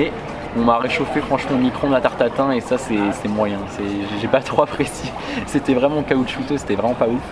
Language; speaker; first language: French; native; French